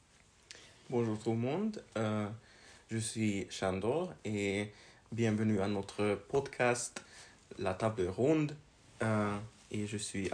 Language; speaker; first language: French; non-native, learner; Hungarian